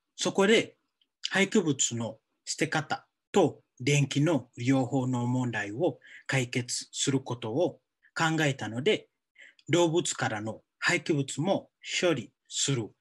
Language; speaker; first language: Japanese; non-native, fluent; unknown